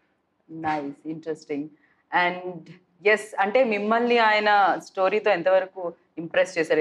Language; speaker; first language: Telugu; native; Telugu